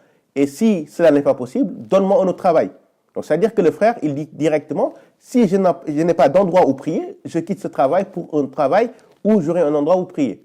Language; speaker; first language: French; native; French